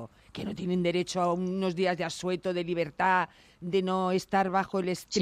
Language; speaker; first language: Spanish; native; Spanish